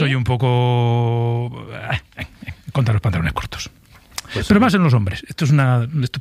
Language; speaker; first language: Spanish; native; Spanish